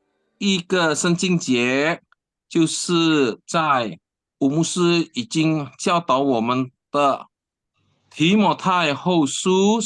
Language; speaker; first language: Chinese; non-native, learner; Indonesian